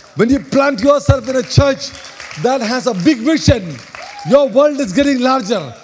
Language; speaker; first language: English; non-native, local second language; Malayalam